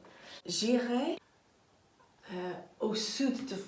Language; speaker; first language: French; non-native, learner; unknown